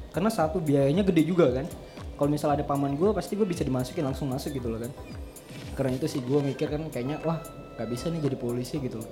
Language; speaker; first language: Indonesian; native; Indonesian